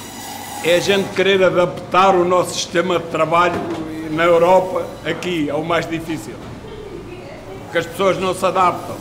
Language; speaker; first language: Portuguese; native; Portuguese